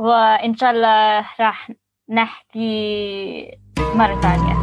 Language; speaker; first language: Arabic; non-native, learner; English